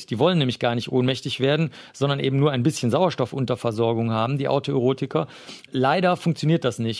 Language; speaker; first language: German; native; German